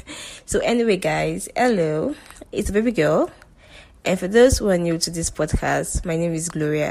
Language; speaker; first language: English; non-native, local second language; Yoruba